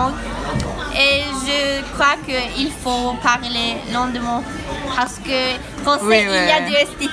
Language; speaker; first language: French; non-native, learner; Turkish